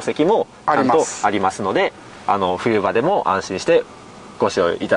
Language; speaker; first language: Japanese; native; Japanese